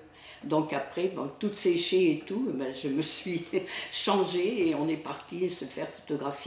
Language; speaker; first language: French; native; French